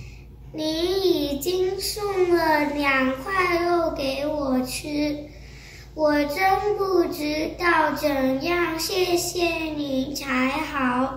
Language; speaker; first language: Chinese; early bilingual, heritage; Chinese